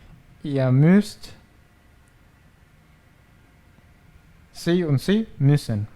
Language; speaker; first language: German; non-native, fluent; Spanish